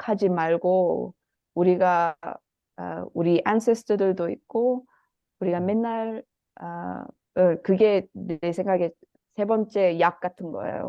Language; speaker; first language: Korean; early bilingual, heritage; Korean